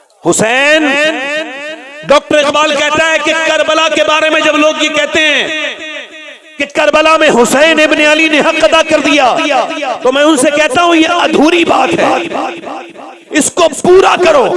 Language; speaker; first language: Urdu; native; Urdu